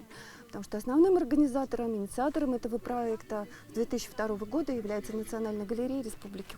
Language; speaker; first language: Russian; native; Russian